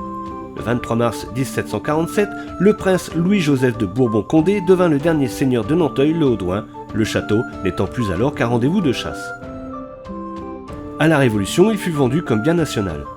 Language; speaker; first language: French; native; French